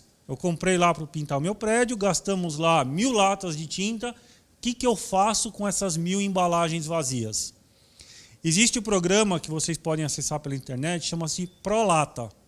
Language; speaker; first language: Portuguese; native; Portuguese